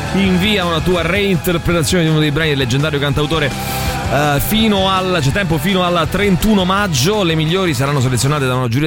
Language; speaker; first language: Italian; native; Italian